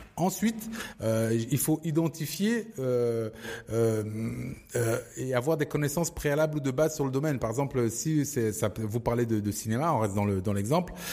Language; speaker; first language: French; early bilingual, other home language; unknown